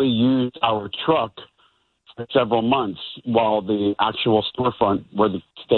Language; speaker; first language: English; native; English